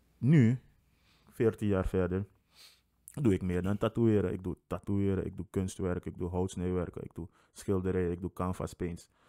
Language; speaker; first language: Dutch; native; Dutch